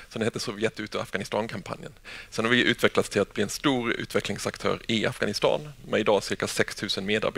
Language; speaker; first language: Swedish; native; Swedish